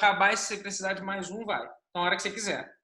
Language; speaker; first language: Portuguese; native; Portuguese